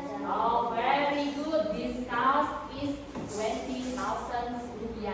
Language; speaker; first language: English; non-native, fluent; Indonesian